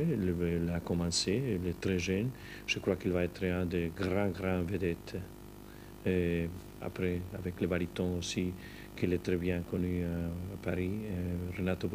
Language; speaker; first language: French; non-native, fluent; Spanish